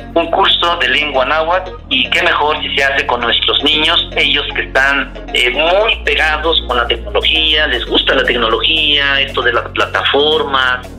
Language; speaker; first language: Spanish; non-native, local second language; Nahuatl languages